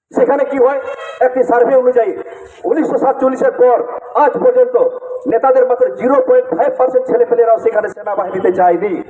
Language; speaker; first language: Bangla; native; Bangla